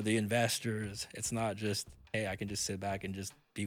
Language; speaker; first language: English; native; English